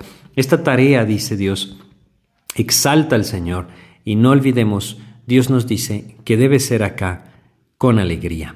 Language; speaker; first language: Spanish; native; Spanish